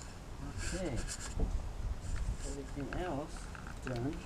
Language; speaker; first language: English; non-native, fluent; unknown